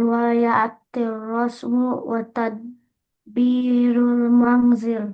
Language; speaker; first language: Arabic; non-native, learner; Indonesian